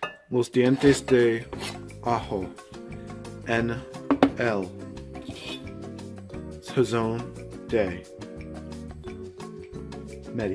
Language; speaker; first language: Spanish; non-native, learner; English